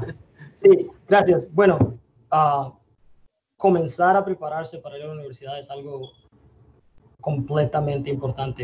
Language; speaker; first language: Spanish; early bilingual, other home language; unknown